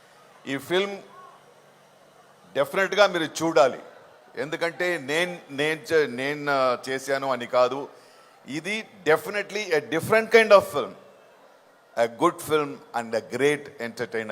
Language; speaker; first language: Telugu; non-native, fluent; Tamil